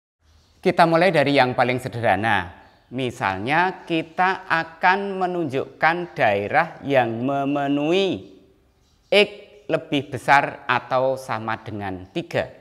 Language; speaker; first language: Indonesian; native; Indonesian